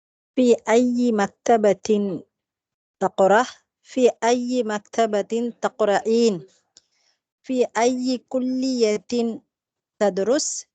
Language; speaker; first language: Arabic; non-native, learner; Tamil